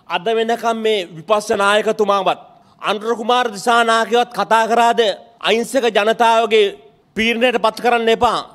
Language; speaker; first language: Sinhala; native; Sinhala